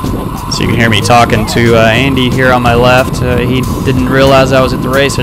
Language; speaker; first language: English; native; English